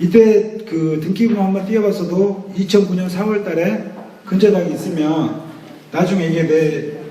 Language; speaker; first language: Korean; native; Korean